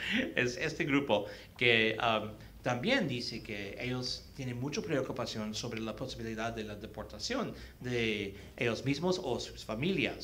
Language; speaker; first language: Spanish; early bilingual, heritage; Spanish